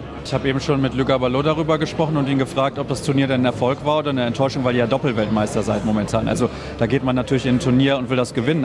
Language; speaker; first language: German; native; German